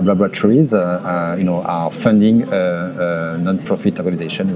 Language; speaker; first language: English; non-native, fluent; French